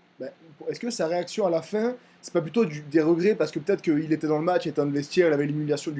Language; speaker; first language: French; native; French